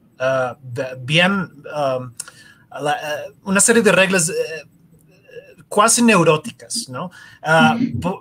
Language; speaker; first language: Portuguese; non-native, learner; Spanish